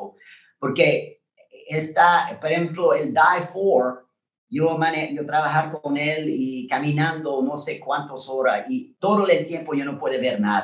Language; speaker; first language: Spanish; non-native, learner; French